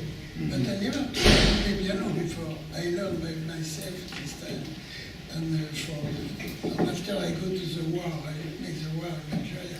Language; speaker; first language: English; non-native, learner; French